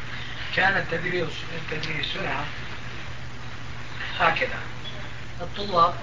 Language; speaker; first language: Arabic; non-native, fluent; Turkish